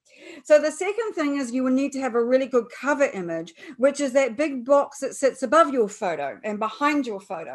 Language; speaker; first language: English; native; English